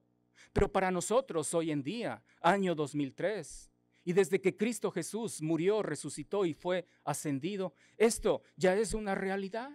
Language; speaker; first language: Spanish; native; Spanish